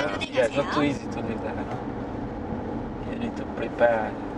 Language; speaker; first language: English; non-native, learner; Serbian